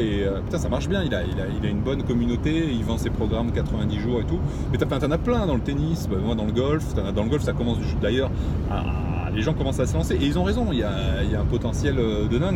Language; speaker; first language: French; native; French